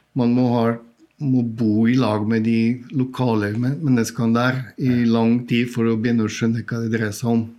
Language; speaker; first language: Norwegian; non-native, fluent; Bulgarian